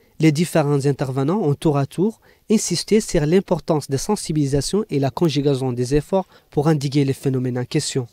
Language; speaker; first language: French; non-native, local second language; Arabic